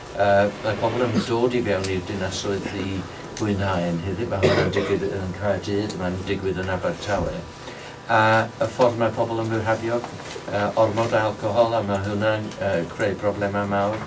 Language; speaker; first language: Welsh; non-native, local second language; English